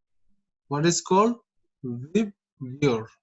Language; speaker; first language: English; non-native, local second language; Bangla